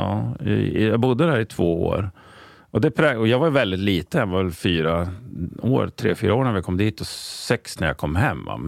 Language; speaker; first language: Swedish; native; Swedish